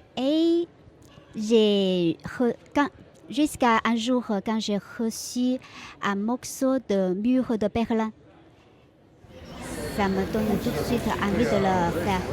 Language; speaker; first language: French; non-native, fluent; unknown